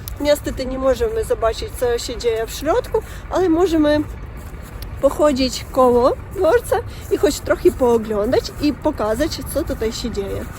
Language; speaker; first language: Polish; non-native, learner; Ukrainian